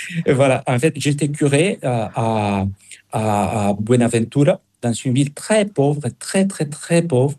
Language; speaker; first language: French; non-native, fluent; Spanish